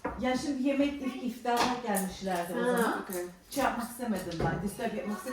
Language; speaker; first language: Turkish; early bilingual, heritage; Turkish